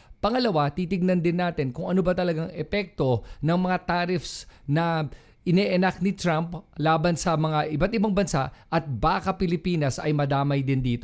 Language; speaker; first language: Filipino; native; Filipino